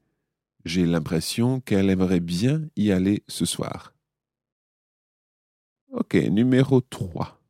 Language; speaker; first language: French; non-native, fluent; English